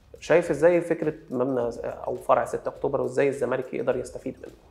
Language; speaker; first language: Arabic; native; Arabic